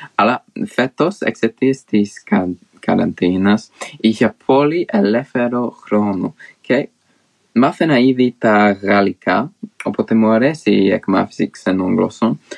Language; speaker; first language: Greek; non-native, learner; English